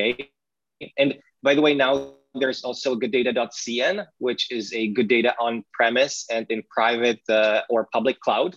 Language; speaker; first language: English; non-native, fluent; Czech